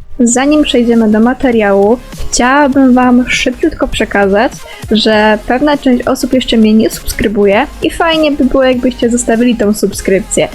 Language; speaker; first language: Polish; native; Polish